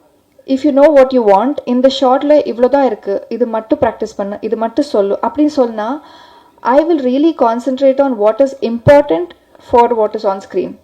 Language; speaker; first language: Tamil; non-native, learner; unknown